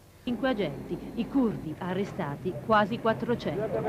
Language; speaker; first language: Italian; native; Italian